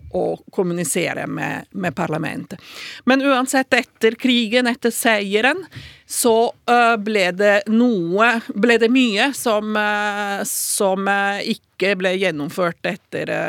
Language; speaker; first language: Norwegian; non-native, fluent; Italian